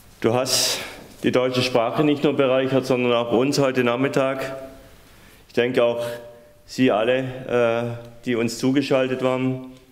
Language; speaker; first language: German; native; German